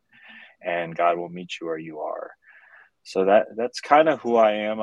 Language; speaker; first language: English; native; English